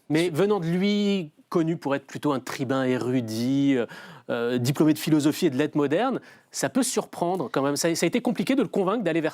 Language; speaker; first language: French; native; French